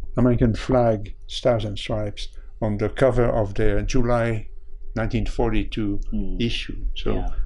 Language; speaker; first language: English; non-native, fluent; French